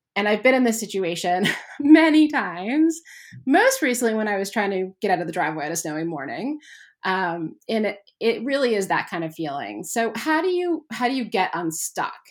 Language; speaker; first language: English; native; English